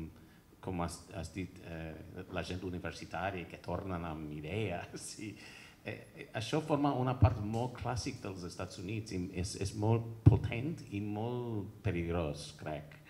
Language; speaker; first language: Catalan; non-native, fluent; English